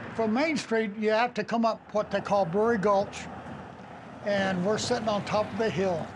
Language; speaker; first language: English; native; English